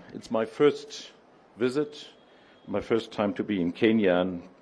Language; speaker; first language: English; non-native, fluent; German